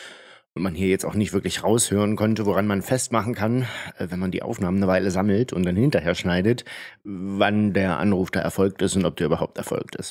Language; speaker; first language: German; native; German